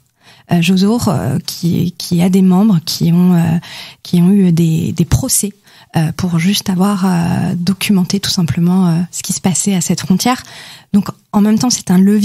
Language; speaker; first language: French; native; French